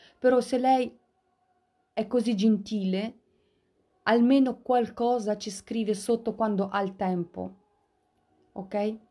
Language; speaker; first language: Italian; non-native, fluent; Russian